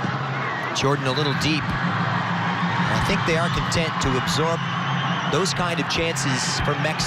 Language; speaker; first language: English; native; English